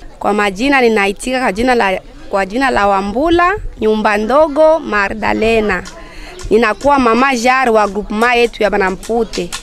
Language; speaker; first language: Swahili; non-native, local second language; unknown